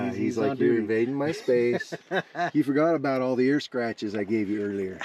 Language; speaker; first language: English; native; English